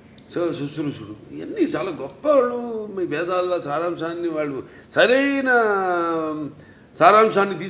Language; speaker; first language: Telugu; native; Telugu